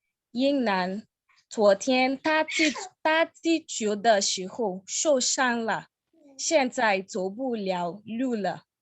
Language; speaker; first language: Chinese; non-native, learner; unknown